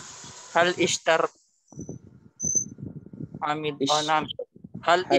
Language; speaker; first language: Arabic; non-native, learner; Indonesian